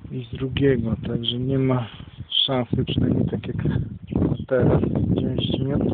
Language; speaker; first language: Polish; native; Polish